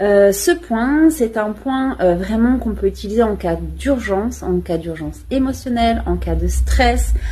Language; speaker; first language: French; native; French